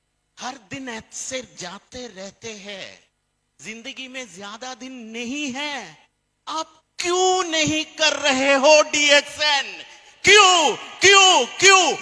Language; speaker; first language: Hindi; non-native, fluent; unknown